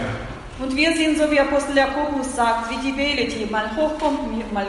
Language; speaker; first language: German; non-native, fluent; Russian